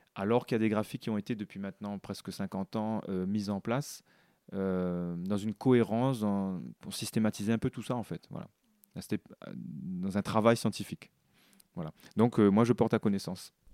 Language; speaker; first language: French; non-native, local second language; Réunion Creole French